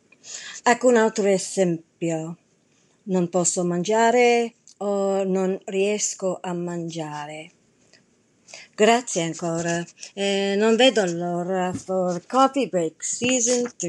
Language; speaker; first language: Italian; non-native, learner; English